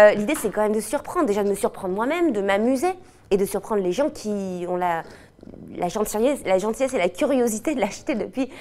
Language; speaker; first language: French; native; French